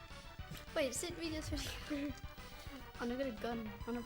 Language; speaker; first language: Welsh; non-native, local second language; English